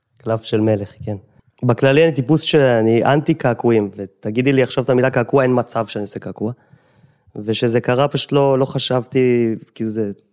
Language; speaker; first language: Hebrew; native; Hebrew